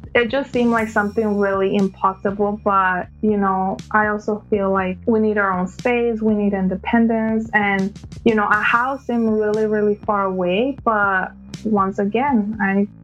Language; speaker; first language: English; early bilingual, other home language; Spanish